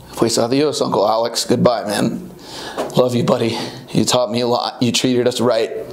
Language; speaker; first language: English; native; English